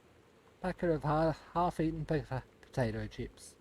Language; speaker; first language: English; native; English